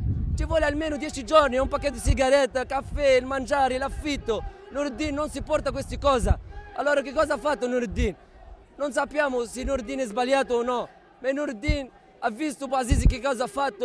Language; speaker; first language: Italian; non-native, learner; Arabic